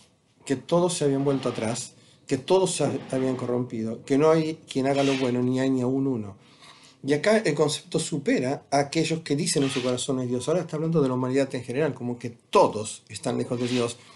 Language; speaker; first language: Spanish; native; Spanish